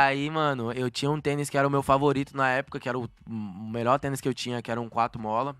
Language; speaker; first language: Portuguese; native; Portuguese